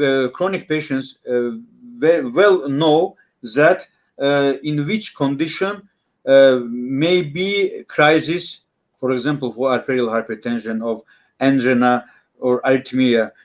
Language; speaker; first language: English; non-native, learner; Russian